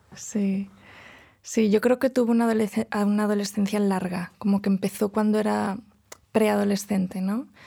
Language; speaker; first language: Spanish; non-native, local second language; Catalan